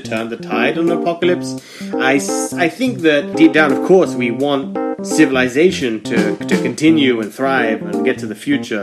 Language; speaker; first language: English; native; English